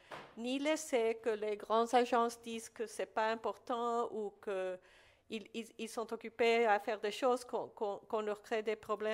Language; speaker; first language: French; non-native, fluent; Spanish